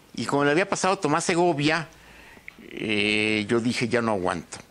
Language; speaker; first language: Spanish; native; Spanish